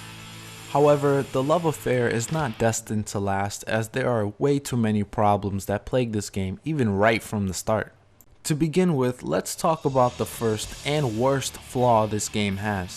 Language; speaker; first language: English; native; English